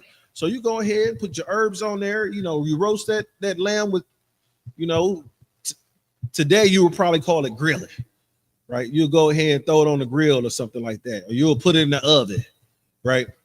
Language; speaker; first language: English; native; English